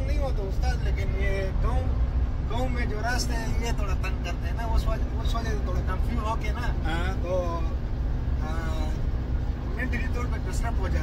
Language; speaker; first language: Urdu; non-native, local second language; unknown